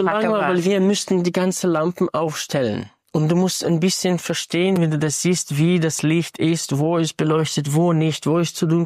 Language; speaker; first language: German; non-native, fluent; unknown